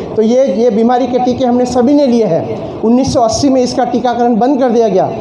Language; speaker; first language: Hindi; non-native, local second language; Marathi